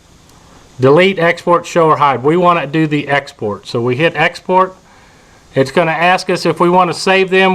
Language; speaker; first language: English; native; English